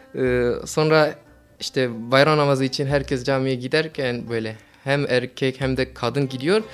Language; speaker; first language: Turkish; non-native, fluent; Malay